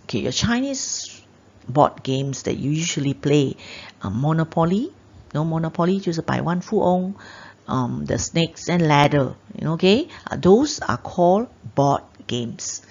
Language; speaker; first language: English; non-native, local second language; Chinese